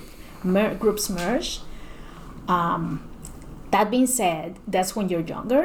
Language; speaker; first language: English; non-native, fluent; Spanish